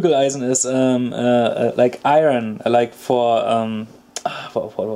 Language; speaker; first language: English; non-native, fluent; German